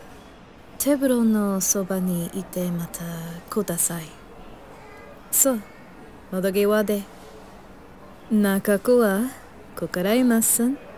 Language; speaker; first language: Japanese; non-native, learner; English